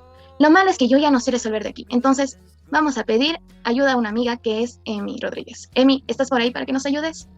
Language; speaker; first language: Spanish; native; Spanish